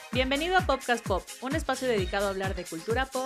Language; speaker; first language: Spanish; native; Spanish